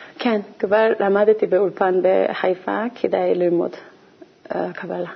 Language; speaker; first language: Hebrew; non-native, learner; Korean